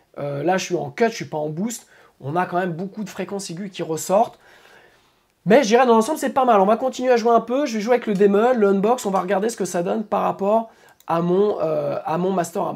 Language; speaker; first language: French; native; French